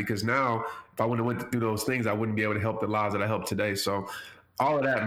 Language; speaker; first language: English; native; English